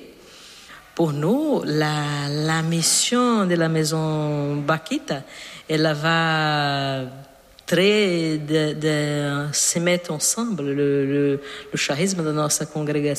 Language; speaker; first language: French; non-native, learner; Portuguese